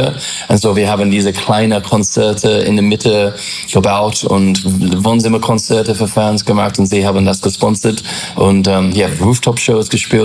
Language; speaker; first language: German; non-native, learner; English